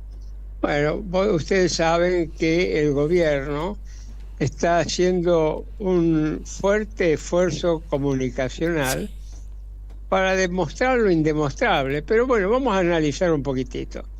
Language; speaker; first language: Spanish; native; Spanish